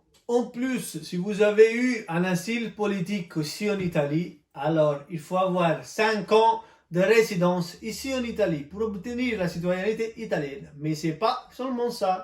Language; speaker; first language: French; non-native, fluent; Italian